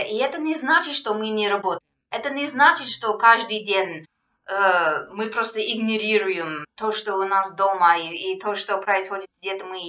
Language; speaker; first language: Russian; non-native, fluent; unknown